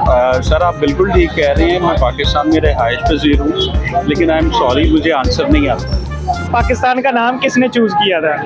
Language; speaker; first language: Urdu; native; Urdu